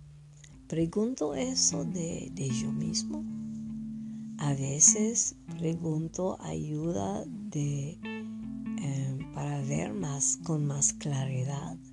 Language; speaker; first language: Spanish; non-native, fluent; French